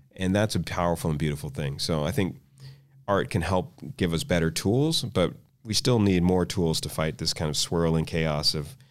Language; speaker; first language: English; native; English